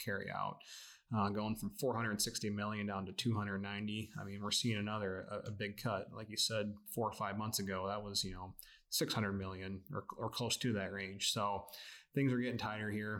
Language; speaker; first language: English; native; English